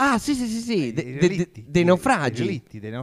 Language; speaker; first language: Italian; native; Italian